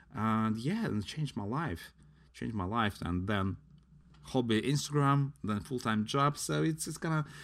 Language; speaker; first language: English; non-native, fluent; Latvian